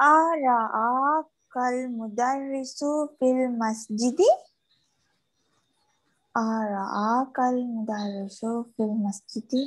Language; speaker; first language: Arabic; non-native, learner; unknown